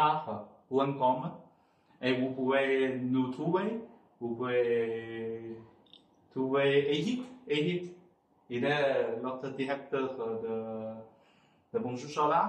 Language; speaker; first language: French; non-native, fluent; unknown